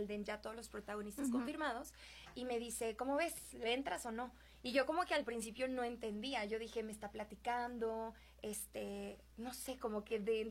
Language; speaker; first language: Spanish; native; Spanish